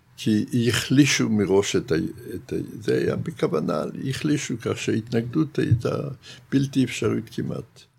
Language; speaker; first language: Hebrew; non-native, fluent; Yiddish